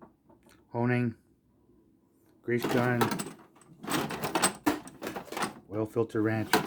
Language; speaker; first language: English; native; English